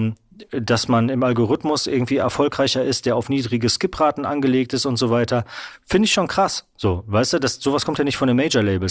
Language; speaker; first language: German; native; German